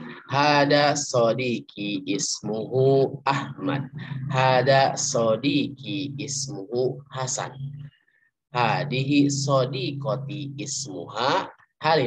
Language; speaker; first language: Arabic; non-native, fluent; Indonesian